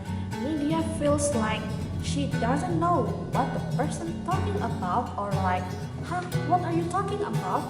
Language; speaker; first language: English; non-native, learner; Indonesian